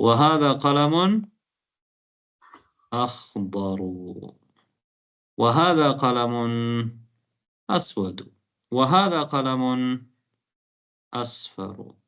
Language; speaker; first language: Arabic; non-native, fluent; Tamil